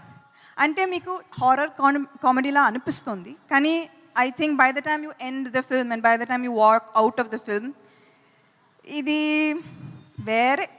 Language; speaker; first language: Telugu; non-native, fluent; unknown